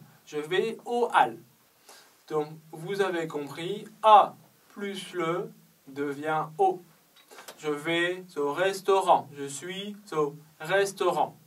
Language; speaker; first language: French; non-native, fluent; Chinese